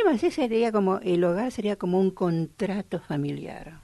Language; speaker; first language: Spanish; native; Spanish